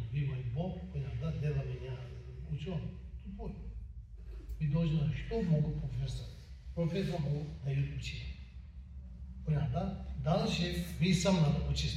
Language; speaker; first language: Russian; non-native, learner; Tibetan